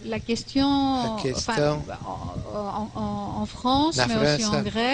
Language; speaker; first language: French; non-native, fluent; Greek